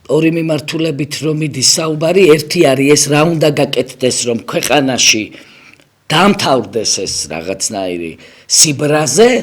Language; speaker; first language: Georgian; native; Georgian